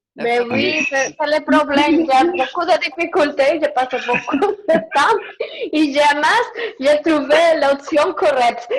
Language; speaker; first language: French; non-native, learner; Spanish